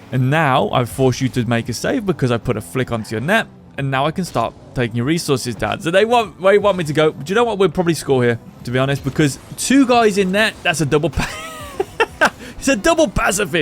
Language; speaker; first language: English; native; English